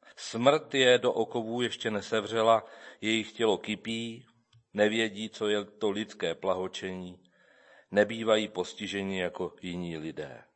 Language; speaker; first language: Czech; native; Czech